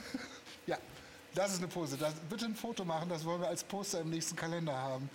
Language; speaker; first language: German; native; German